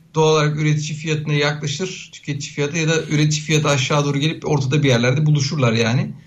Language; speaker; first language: Turkish; native; Turkish